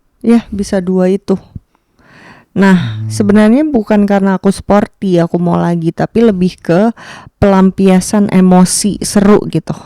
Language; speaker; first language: Indonesian; native; Indonesian